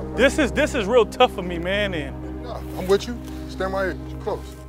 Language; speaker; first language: English; native; English